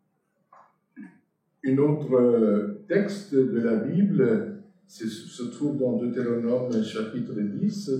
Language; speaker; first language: French; non-native, fluent; Arabic